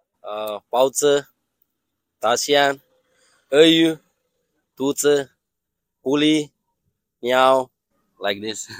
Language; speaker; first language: Chinese; non-native, learner; Sinhala